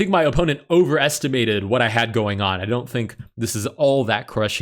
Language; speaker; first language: English; native; English